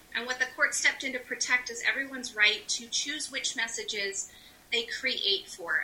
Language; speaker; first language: English; native; English